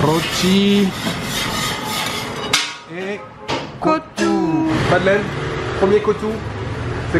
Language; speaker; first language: French; native; French